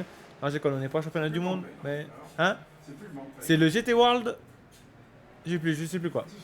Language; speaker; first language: French; native; French